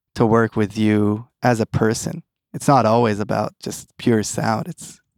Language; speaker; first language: English; early bilingual, other home language; Hebrew